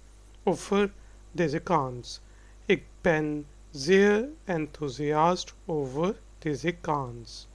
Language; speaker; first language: Dutch; non-native, fluent; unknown